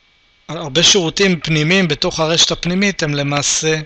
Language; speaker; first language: Hebrew; native; Hebrew